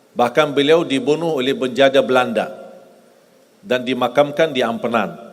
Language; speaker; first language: Indonesian; non-native, fluent; Arabic